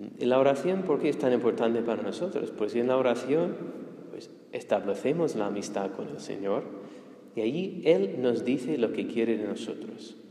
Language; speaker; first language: Spanish; non-native, fluent; English